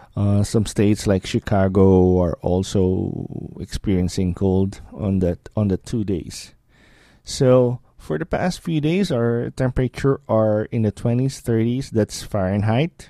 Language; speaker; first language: English; non-native, local second language; Filipino